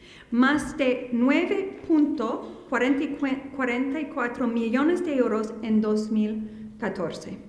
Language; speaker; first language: Spanish; non-native, fluent; English